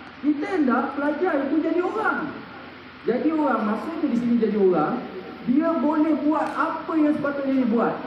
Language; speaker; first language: Malay; native; Malay